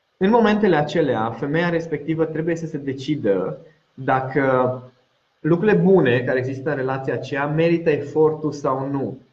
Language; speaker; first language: Romanian; non-native, local second language; Hungarian